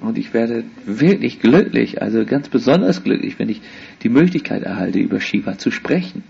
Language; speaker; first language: German; native; German